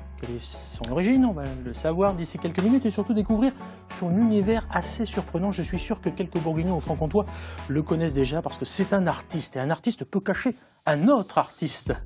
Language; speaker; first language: French; native; French